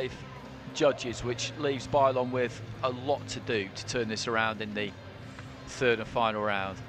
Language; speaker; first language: English; native; English